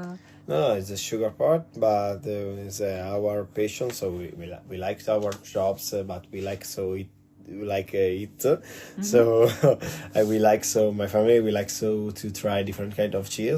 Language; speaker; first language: English; non-native, learner; Italian